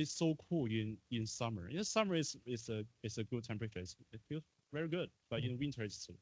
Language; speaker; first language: English; non-native, learner; Chinese